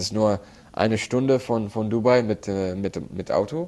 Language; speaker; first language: German; non-native, learner; Arabic